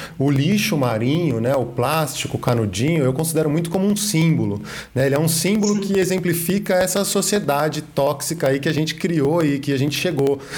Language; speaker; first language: Portuguese; native; Portuguese